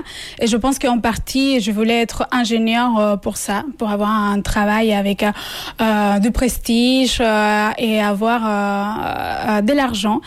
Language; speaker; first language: French; non-native, fluent; Spanish